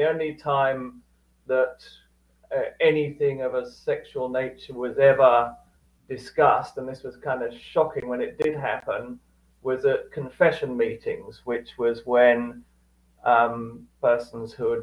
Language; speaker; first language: English; native; English